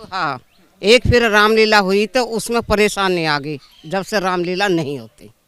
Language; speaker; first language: Hindi; native; Hindi